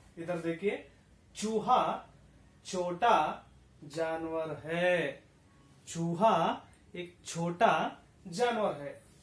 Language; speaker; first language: Hindi; non-native, local second language; Kannada